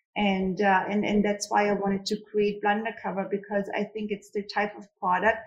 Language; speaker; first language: English; non-native, fluent; German